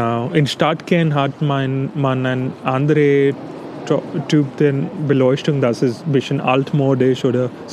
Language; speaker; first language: German; non-native, fluent; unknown